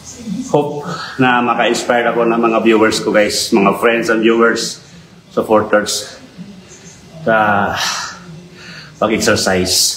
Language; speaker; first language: Filipino; native; Filipino